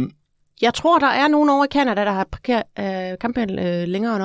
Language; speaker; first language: Danish; native; Danish